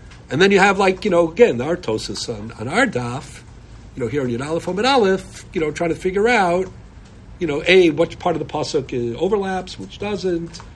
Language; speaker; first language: English; native; English